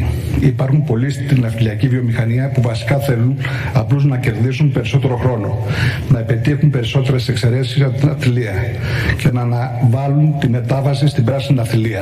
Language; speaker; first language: Greek; native; Greek